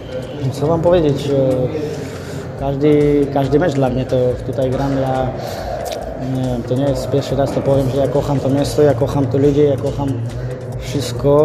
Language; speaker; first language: Polish; non-native, fluent; Armenian